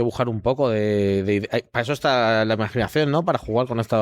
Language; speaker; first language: Spanish; native; Spanish